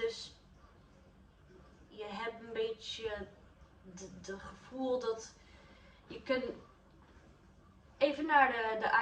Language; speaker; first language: Dutch; non-native, learner; English